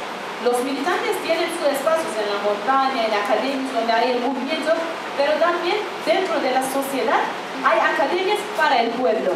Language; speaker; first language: Spanish; non-native, fluent; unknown